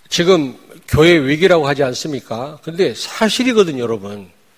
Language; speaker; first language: Korean; native; Korean